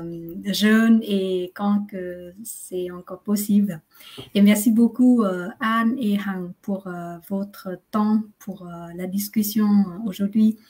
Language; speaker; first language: French; non-native, fluent; Vietnamese